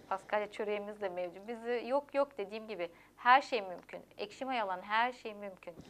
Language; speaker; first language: Turkish; early bilingual, heritage; German